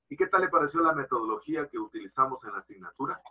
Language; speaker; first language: Spanish; native; Spanish